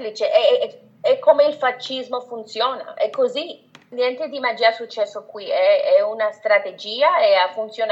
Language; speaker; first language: Italian; non-native, fluent; Spanish